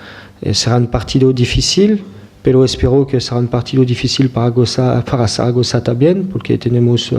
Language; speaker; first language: Spanish; non-native, fluent; French